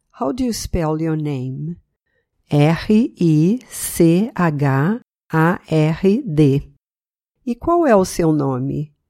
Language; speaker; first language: Portuguese; native; Portuguese